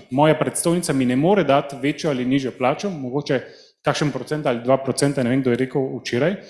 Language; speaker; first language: Slovenian; early bilingual, heritage; Slovenian